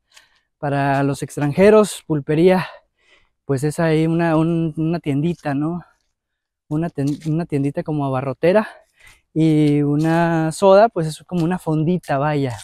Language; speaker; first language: Spanish; native; Spanish